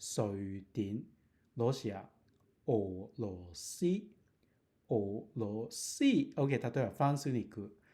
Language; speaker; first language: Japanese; non-native, fluent; Cantonese